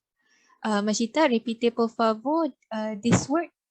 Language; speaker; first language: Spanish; non-native, learner; Malay